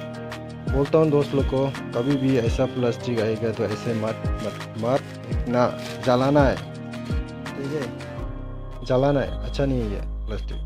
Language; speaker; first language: Hindi; non-native, local second language; Bodo